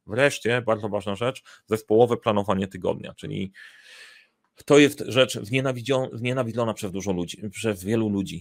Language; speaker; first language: Polish; native; Polish